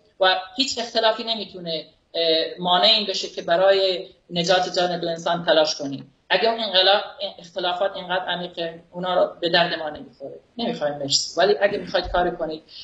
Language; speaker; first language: Persian; non-native, local second language; Kurdish